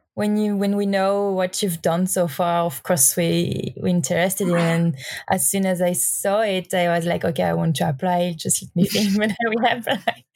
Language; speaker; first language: English; non-native, learner; French